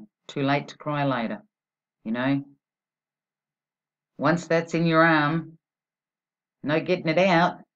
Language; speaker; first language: English; native; English